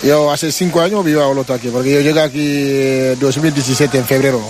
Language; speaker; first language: Spanish; non-native, learner; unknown